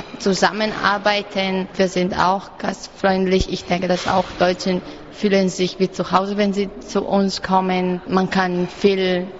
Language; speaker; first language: German; non-native, learner; Italian